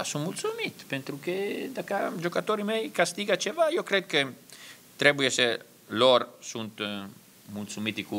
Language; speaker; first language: Romanian; non-native, learner; Italian